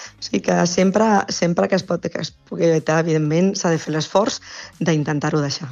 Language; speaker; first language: Catalan; native; Catalan